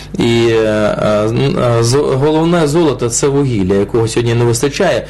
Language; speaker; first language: Ukrainian; non-native, local second language; Russian